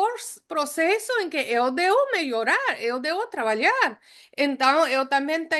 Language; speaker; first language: Spanish; non-native, fluent; English